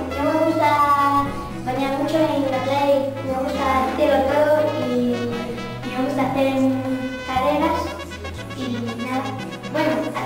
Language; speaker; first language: Spanish; non-native, learner; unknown